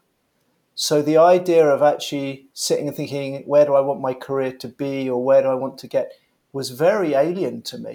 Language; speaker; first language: English; native; English